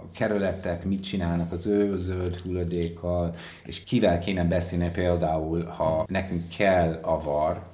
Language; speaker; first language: Hungarian; non-native, fluent; English